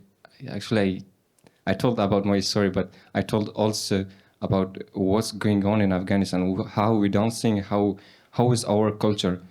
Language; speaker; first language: English; non-native, learner; Persian